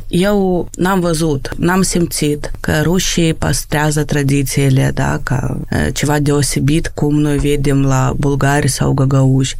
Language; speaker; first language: Romanian; non-native, local second language; Russian